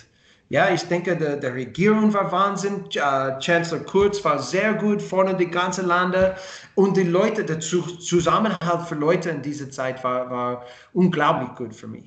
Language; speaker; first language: German; non-native, learner; English